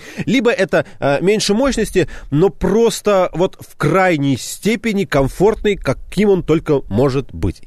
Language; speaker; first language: Russian; native; Russian